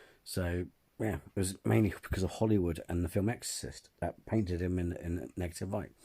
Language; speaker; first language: English; native; English